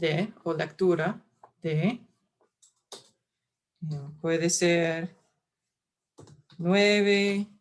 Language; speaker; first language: Spanish; non-native, fluent; English